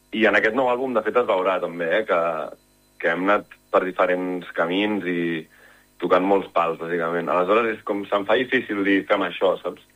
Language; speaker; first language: Catalan; native; Catalan